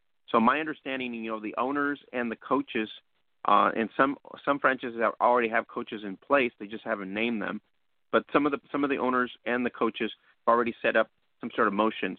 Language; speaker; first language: English; early bilingual, other home language; Spanish